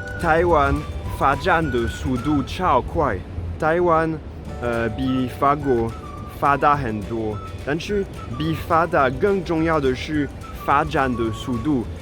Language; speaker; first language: Chinese; non-native, fluent; French